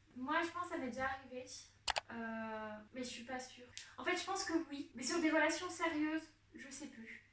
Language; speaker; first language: French; native; French